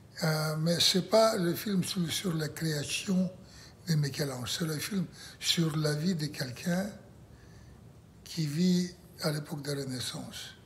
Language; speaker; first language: French; non-native, learner; Russian